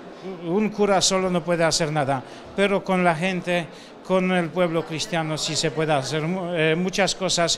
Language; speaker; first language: Spanish; non-native, fluent; Polish